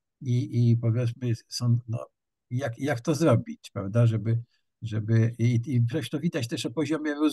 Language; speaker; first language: Polish; native; Polish